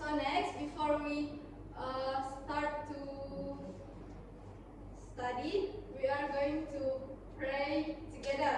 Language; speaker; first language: English; non-native, learner; Indonesian